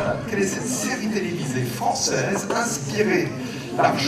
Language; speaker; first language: French; native; French